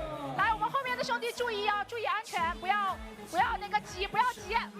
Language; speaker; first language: Chinese; native; Chinese